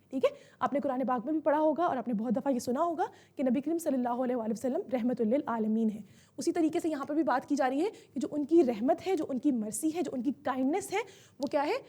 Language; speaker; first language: Urdu; native; Urdu